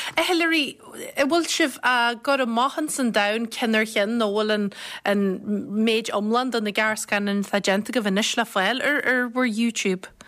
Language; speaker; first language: Irish; native; Irish